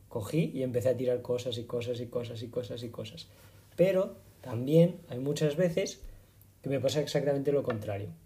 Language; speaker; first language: Spanish; native; Spanish